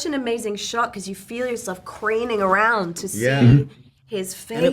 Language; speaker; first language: English; native; English